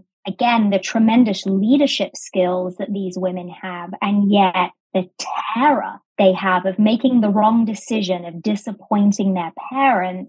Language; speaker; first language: English; native; English